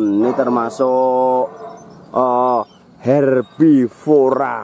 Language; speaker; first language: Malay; non-native, local second language; Javanese